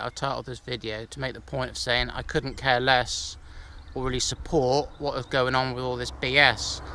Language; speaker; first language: English; native; English